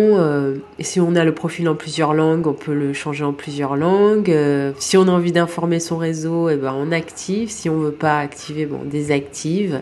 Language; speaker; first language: French; native; French